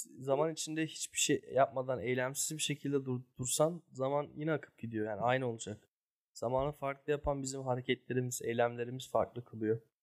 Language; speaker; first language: Turkish; early bilingual, heritage; Turkish